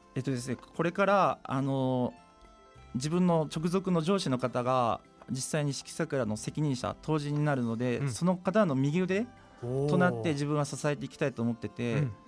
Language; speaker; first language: Japanese; native; Japanese